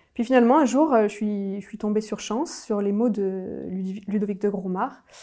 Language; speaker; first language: French; native; French